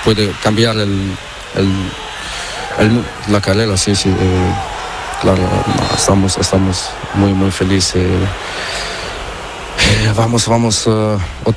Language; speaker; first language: Spanish; non-native, learner; Portuguese